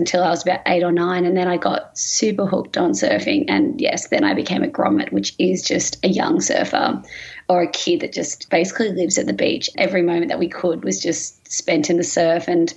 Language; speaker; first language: English; native; English